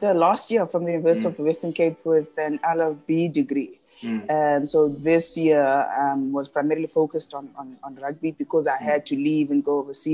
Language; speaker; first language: English; non-native, local second language; Xhosa